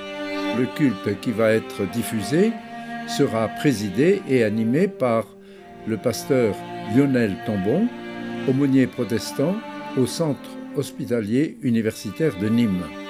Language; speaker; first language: French; native; French